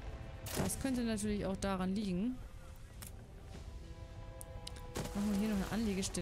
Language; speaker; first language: German; native; German